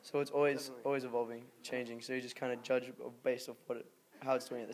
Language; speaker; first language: English; native; English